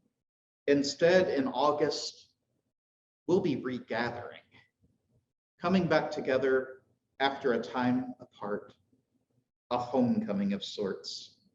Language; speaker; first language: English; native; English